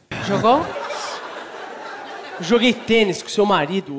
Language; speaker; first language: Portuguese; native; Portuguese